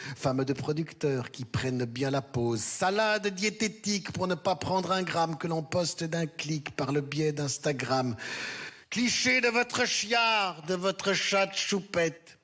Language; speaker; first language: French; native; French